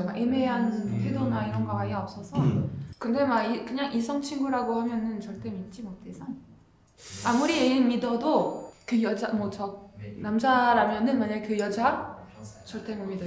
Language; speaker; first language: Korean; non-native, fluent; French